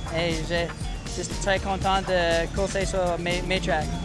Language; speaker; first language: French; non-native, learner; English